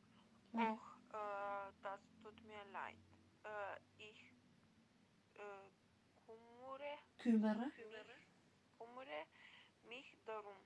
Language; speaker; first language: German; non-native, learner; Macedonian